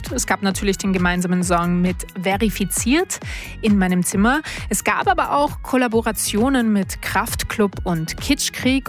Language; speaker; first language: German; native; German